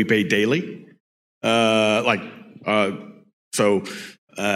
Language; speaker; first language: English; native; English